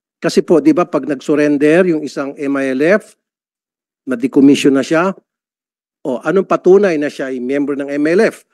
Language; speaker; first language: Filipino; native; Filipino